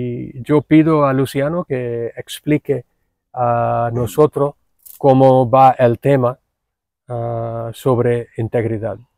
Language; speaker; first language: Spanish; non-native, fluent; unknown